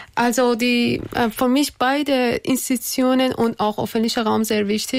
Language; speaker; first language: German; non-native, learner; Persian